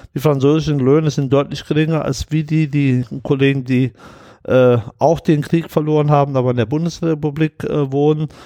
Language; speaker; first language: German; native; German